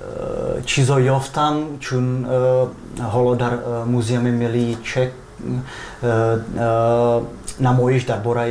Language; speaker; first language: Persian; non-native, fluent; Czech